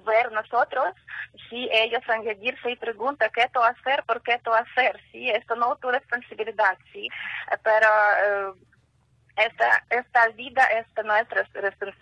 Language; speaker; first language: Spanish; non-native, learner; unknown